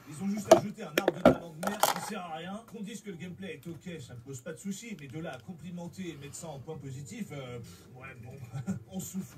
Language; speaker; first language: French; native; French